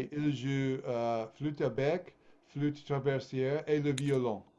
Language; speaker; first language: French; non-native, fluent; English